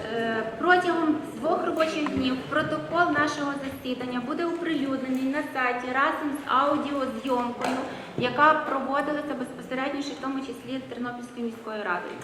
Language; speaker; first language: Ukrainian; native; Ukrainian